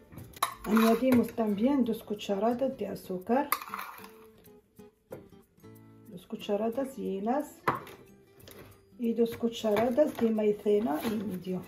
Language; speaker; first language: Spanish; non-native, fluent; Arabic